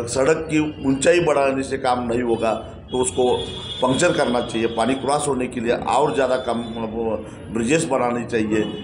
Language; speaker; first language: Hindi; non-native, local second language; Marathi